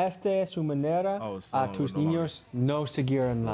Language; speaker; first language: Spanish; non-native, learner; English